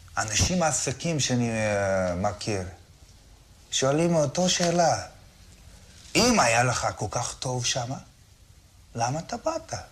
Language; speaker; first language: Hebrew; non-native, fluent; English